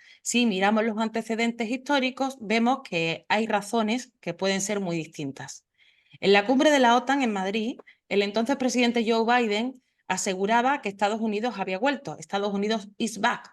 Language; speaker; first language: Spanish; native; Spanish